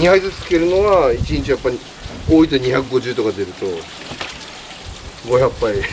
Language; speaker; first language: Japanese; native; Japanese